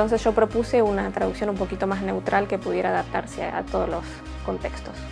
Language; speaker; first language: Spanish; native; Spanish